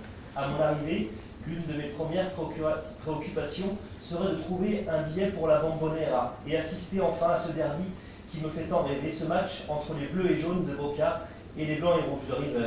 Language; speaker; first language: French; native; French